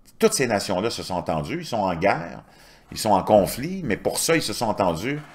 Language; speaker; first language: French; native; French